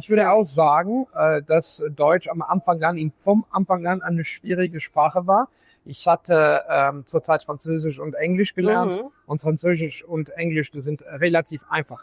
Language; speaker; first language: German; non-native, fluent; Italian